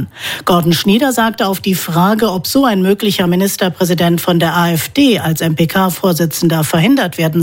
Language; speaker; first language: German; native; German